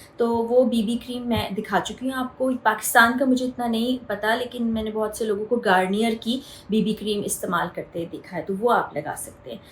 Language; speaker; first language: Urdu; native; Urdu